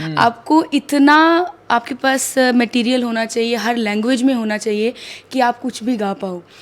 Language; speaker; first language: Hindi; non-native, local second language; Dogri